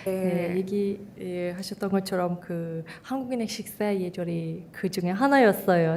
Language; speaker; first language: Korean; non-native, fluent; Turkish